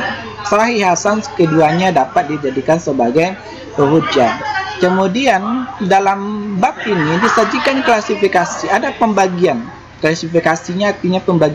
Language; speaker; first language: Indonesian; native; Indonesian